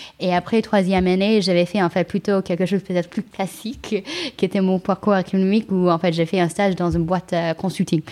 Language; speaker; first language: French; non-native, fluent; Chinese